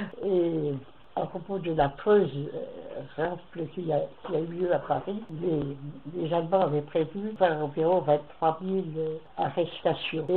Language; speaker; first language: French; native; French